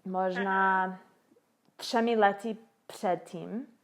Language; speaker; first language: Czech; non-native, learner; English